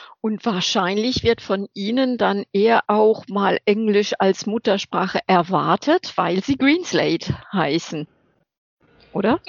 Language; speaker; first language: German; early bilingual, heritage; German